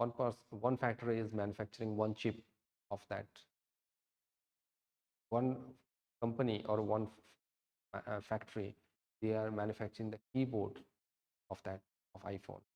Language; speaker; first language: English; non-native, local second language; Odia